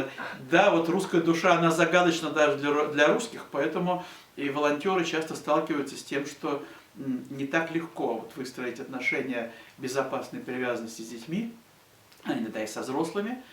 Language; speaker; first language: Russian; native; Russian